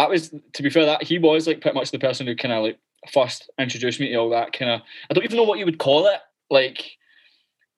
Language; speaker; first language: English; native; English